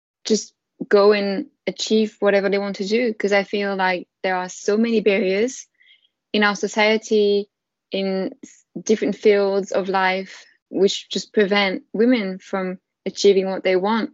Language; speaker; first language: English; non-native, fluent; French